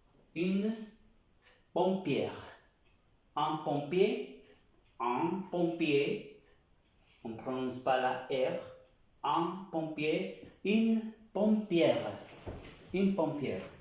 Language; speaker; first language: French; non-native, fluent; Spanish